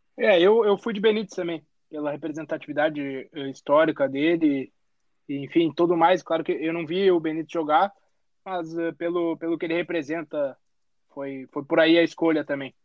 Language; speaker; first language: Portuguese; native; Portuguese